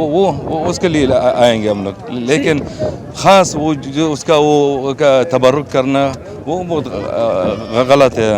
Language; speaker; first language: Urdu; non-native, learner; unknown